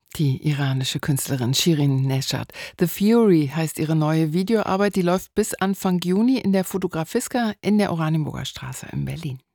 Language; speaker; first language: German; native; German